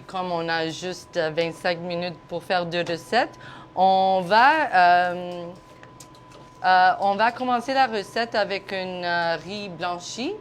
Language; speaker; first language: French; non-native, local second language; English